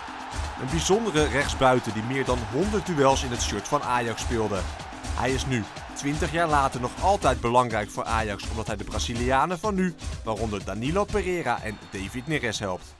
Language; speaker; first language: Dutch; native; Dutch